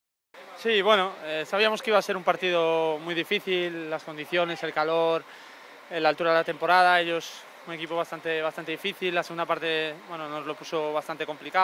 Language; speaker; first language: Spanish; native; Spanish